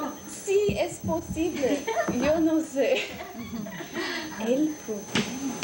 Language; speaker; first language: Spanish; non-native, learner; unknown